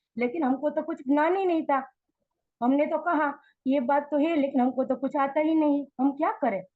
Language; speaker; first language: Hindi; non-native, local second language; Gujarati